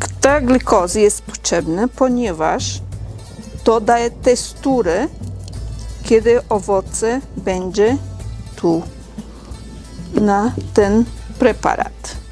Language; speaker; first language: Polish; non-native, learner; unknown